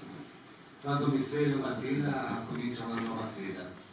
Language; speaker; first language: Italian; non-native, fluent; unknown